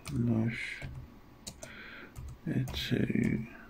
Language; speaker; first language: French; non-native, fluent; Russian